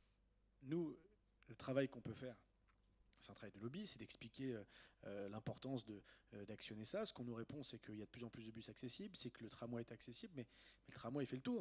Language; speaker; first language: French; native; French